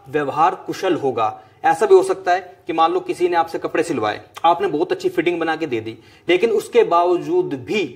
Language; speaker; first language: Hindi; native; Hindi